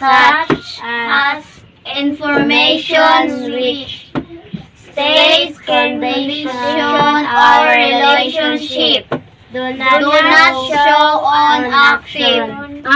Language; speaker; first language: English; non-native, local second language; Cebuano